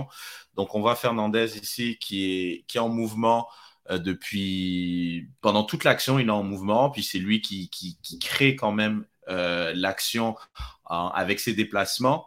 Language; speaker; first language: French; native; French